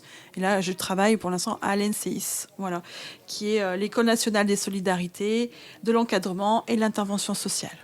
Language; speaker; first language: French; native; French